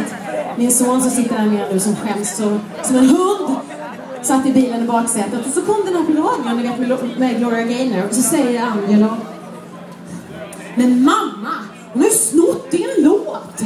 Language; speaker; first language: Swedish; native; Swedish